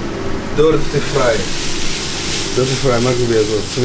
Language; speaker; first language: German; non-native, learner; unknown